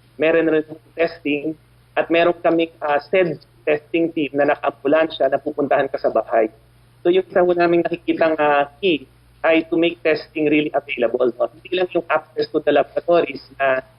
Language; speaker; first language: Filipino; native; Filipino